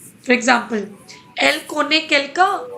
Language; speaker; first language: French; non-native, fluent; Hindi